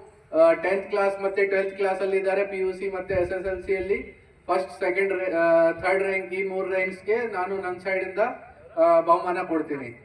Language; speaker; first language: Kannada; non-native, fluent; Hindi